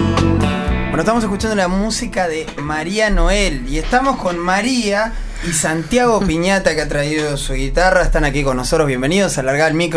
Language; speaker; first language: Spanish; native; Spanish